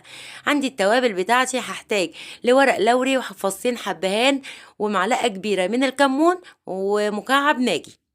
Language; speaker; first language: Arabic; native; Arabic